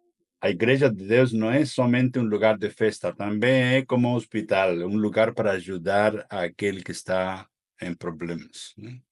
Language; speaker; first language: Portuguese; non-native, fluent; Spanish